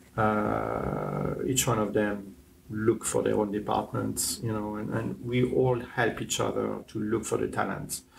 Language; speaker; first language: English; non-native, fluent; French